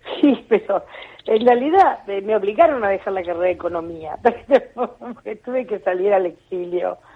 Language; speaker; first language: Spanish; native; Spanish